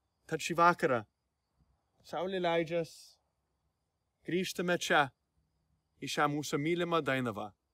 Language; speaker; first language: Lithuanian; early bilingual, heritage; Lithuanian